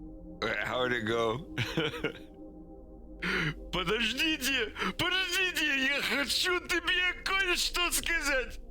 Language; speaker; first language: Russian; non-native, learner; English